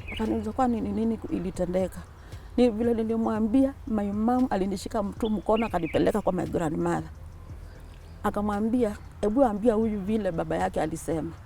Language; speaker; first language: Swahili; non-native, local second language; Kamba